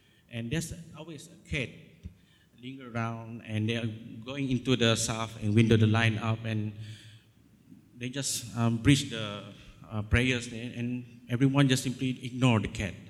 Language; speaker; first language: English; non-native, local second language; Malay